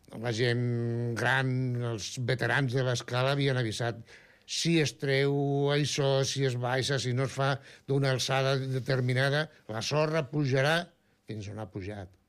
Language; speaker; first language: Catalan; non-native, local second language; Spanish